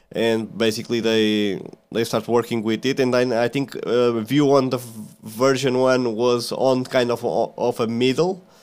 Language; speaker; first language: English; non-native, fluent; Portuguese